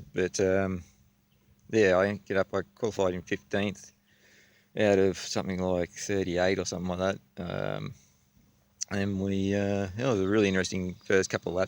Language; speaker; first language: English; native; English